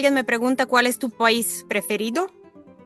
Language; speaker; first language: Spanish; non-native, fluent; Bulgarian